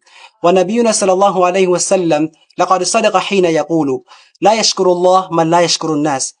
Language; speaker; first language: Arabic; non-native, fluent; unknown